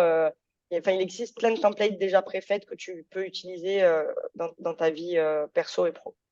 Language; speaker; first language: French; native; French